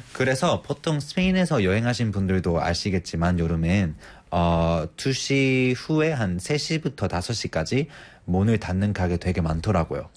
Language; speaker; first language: Korean; non-native, fluent; Spanish